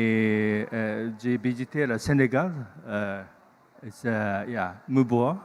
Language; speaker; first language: French; non-native, learner; Japanese